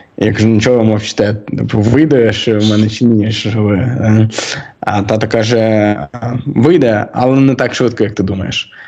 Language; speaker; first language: Ukrainian; native; Ukrainian